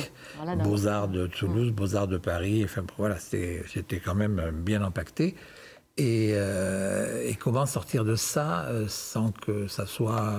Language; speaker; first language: French; native; French